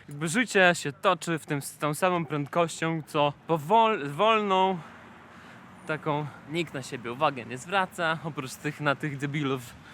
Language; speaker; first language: Polish; non-native, fluent; Russian